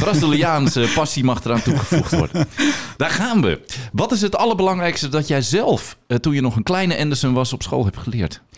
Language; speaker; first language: Dutch; native; Dutch